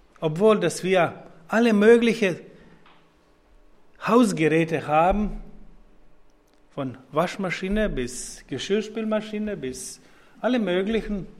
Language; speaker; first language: German; non-native, fluent; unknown